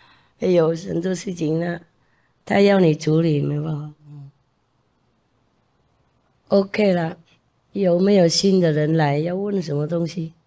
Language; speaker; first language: Chinese; non-native, fluent; Vietnamese